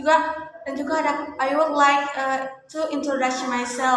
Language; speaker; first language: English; non-native, learner; Indonesian